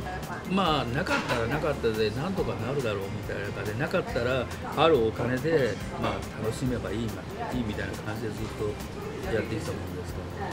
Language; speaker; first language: Japanese; native; Japanese